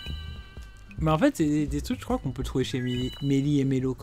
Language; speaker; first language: French; native; French